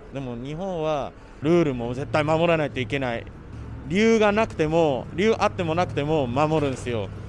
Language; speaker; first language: Japanese; early bilingual, other home language; Spanish